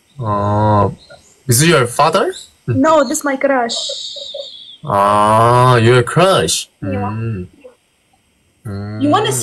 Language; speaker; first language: English; non-native, learner; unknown